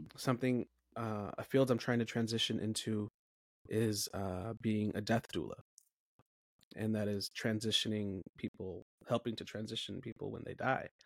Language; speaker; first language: English; native; English